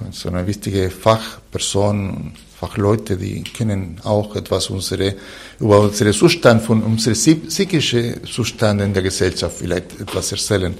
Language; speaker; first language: German; non-native, fluent; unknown